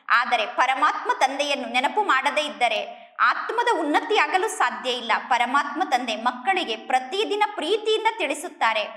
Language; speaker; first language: Kannada; native; Kannada